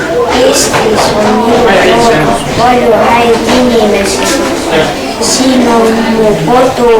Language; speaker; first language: Estonian; non-native, learner; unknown